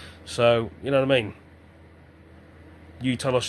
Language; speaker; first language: English; native; English